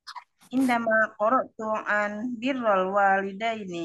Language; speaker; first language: Arabic; non-native, learner; Indonesian